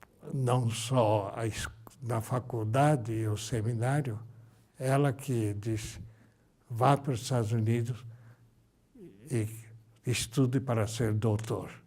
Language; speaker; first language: Portuguese; early bilingual, other home language; Japanese